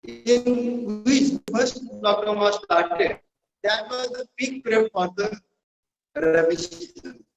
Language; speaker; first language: English; non-native, local second language; Marathi